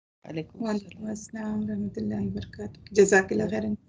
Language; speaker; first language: Arabic; non-native, learner; Urdu